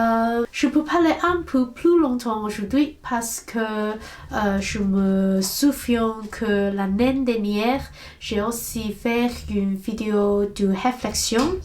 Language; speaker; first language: French; non-native, learner; Cantonese